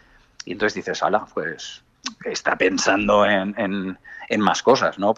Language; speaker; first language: Spanish; native; Spanish